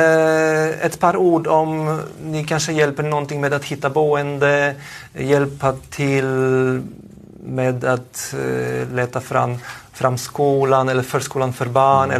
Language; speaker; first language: Swedish; non-native, fluent; Polish